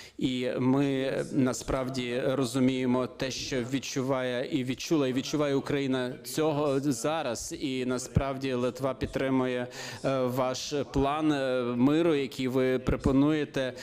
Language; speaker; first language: Ukrainian; non-native, fluent; Lithuanian